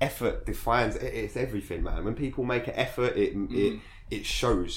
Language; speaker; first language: English; native; English